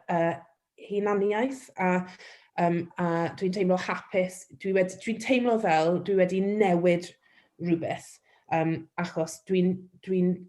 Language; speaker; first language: Welsh; non-native, local second language; English